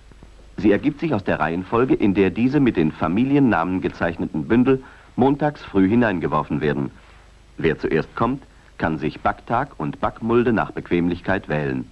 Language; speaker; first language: German; native; German